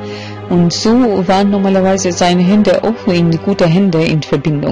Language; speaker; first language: German; non-native, fluent; Albanian